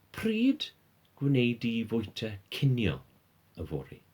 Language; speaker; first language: Welsh; non-native, fluent; English